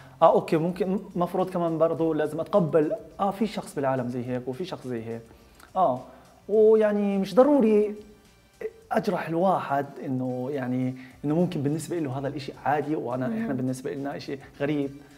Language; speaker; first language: Arabic; non-native, fluent; Korean